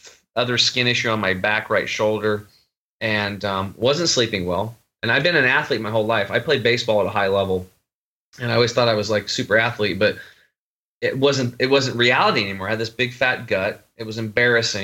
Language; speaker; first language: English; native; English